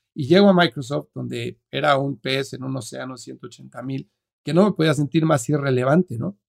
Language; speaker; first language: Spanish; native; Spanish